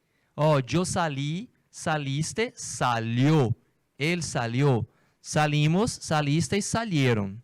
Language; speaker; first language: Spanish; non-native, fluent; Portuguese